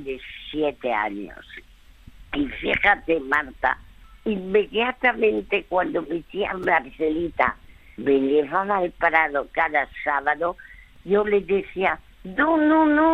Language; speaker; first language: Spanish; early bilingual, other home language; French